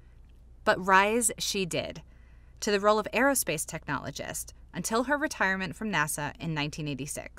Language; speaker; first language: English; native; English